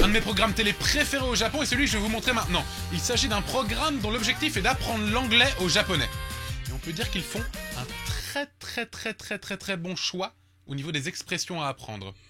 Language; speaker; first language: French; native; French